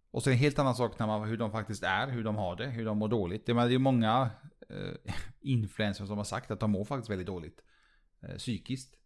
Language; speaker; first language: Swedish; early bilingual, other home language; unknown